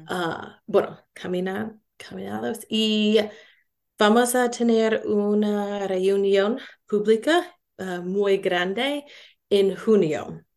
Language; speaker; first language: Spanish; non-native, learner; English